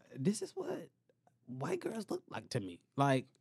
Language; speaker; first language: English; native; English